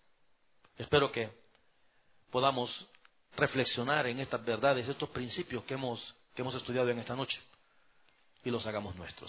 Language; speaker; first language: Spanish; native; Spanish